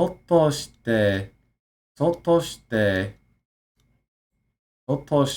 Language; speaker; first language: Japanese; non-native, learner; English